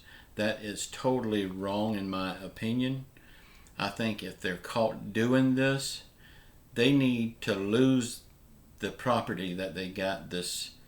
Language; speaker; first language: English; native; English